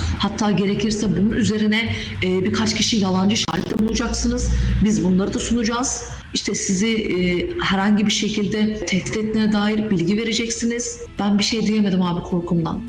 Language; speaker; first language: Turkish; native; Turkish